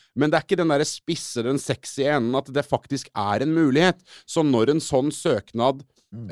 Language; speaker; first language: Norwegian; native; Norwegian